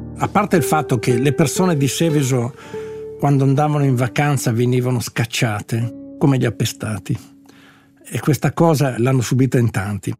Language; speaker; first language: Italian; native; Italian